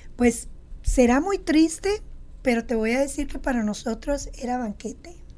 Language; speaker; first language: Spanish; native; Spanish